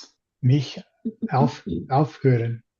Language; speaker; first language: German; non-native, learner; English